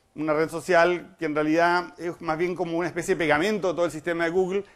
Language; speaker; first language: Spanish; native; Spanish